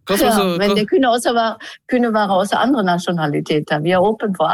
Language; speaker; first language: Norwegian; non-native, fluent; German